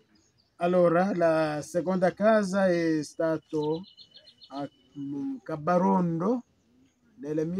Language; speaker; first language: Italian; non-native, fluent; Kinyarwanda